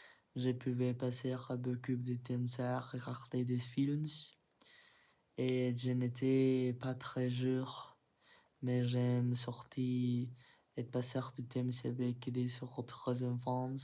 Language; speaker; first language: French; non-native, learner; Spanish